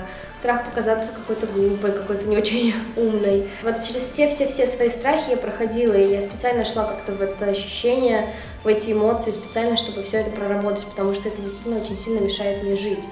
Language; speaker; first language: Russian; native; Russian